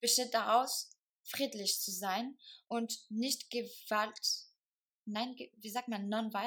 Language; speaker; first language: German; non-native, fluent; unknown